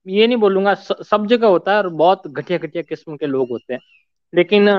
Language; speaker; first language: Hindi; native; Hindi